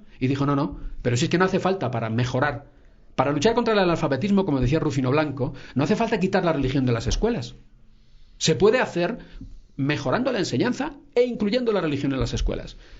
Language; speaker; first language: Spanish; native; Spanish